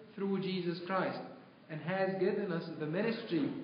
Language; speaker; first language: English; non-native, fluent; Arabic